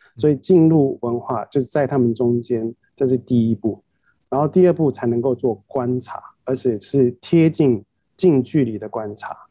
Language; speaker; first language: Chinese; native; Chinese